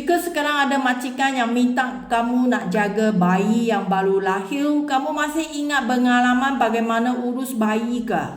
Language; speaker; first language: Indonesian; non-native, learner; Filipino